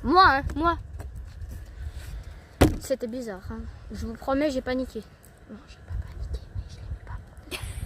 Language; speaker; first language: French; native; French